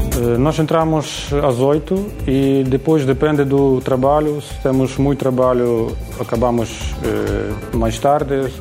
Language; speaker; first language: Portuguese; non-native, learner; Ukrainian